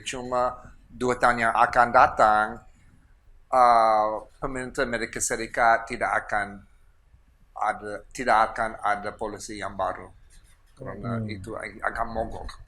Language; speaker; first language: Indonesian; non-native, fluent; English